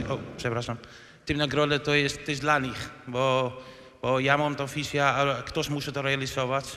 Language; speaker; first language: Polish; non-native, fluent; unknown